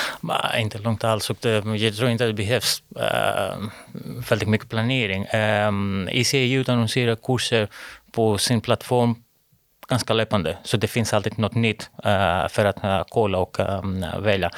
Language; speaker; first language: Swedish; non-native, fluent; Greek